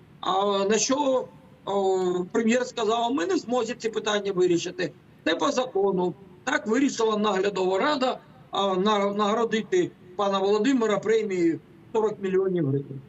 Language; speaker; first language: Ukrainian; native; Ukrainian